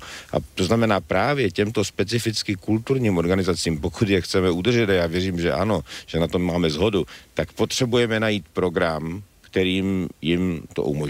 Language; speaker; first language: Czech; native; Czech